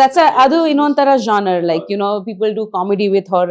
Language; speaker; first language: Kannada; non-native, fluent; Bangla